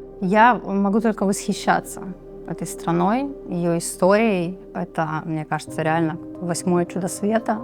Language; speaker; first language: Russian; native; Russian